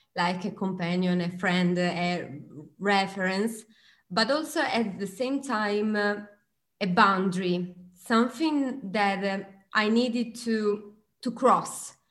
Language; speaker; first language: English; non-native, fluent; Italian